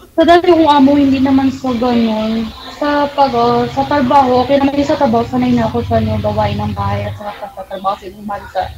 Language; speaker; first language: Filipino; non-native, local second language; Cebuano